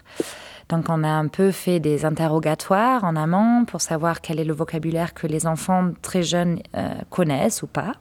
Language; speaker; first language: French; non-native, fluent; German